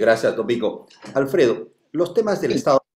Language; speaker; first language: Spanish; native; Spanish